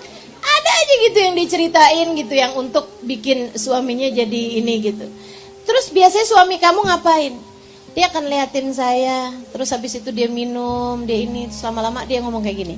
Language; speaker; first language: Indonesian; native; Indonesian